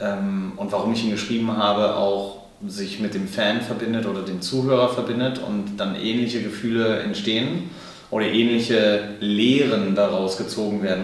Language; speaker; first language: German; native; German